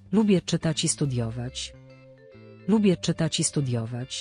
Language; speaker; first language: Polish; non-native, learner; Spanish